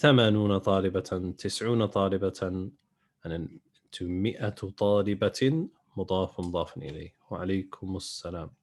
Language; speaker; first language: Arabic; non-native, fluent; English